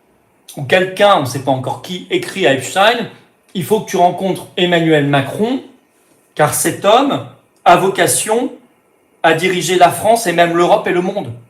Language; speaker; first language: French; native; French